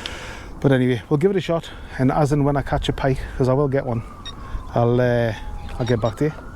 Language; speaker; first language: English; native; English